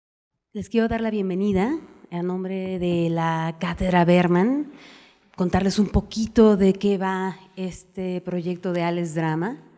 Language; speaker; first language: Spanish; native; Spanish